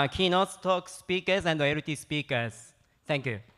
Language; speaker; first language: English; non-native, learner; Japanese